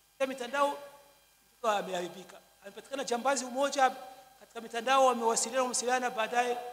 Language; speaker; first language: Swahili; native; Swahili